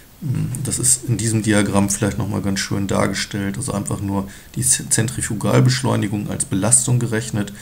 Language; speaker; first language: German; native; German